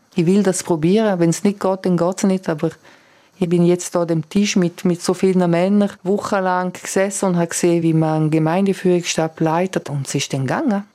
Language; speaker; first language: German; native; German